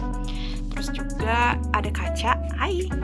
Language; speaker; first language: Indonesian; native; Indonesian